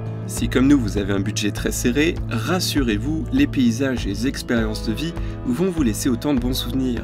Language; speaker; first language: French; native; French